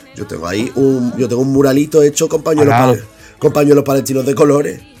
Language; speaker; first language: Spanish; native; Spanish